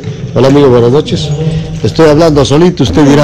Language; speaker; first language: Spanish; native; Spanish